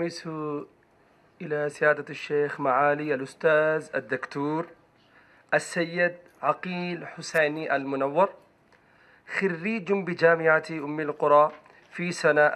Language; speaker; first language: Arabic; non-native, fluent; Urdu